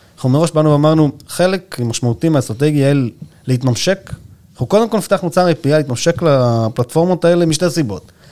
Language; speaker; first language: Hebrew; native; Hebrew